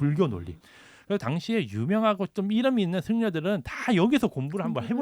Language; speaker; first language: Korean; native; Korean